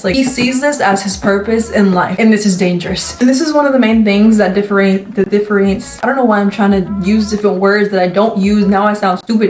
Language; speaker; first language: English; native; English